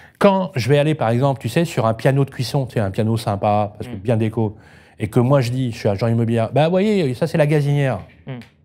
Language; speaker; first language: French; native; French